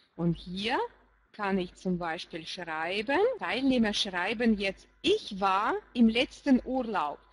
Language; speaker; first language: German; non-native, fluent; Russian